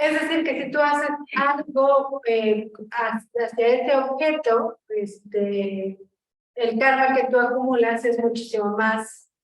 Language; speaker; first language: Spanish; native; Spanish